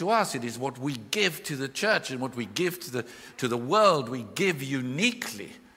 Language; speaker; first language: English; native; English